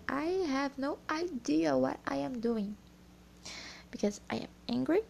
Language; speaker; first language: English; non-native, learner; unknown